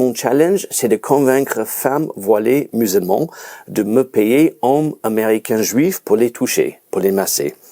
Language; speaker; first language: French; non-native, fluent; English